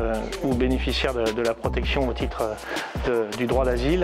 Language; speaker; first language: French; native; French